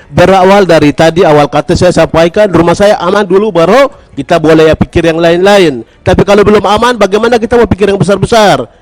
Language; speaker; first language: Indonesian; non-native, local second language; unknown